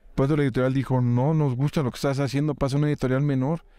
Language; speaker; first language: Spanish; native; Spanish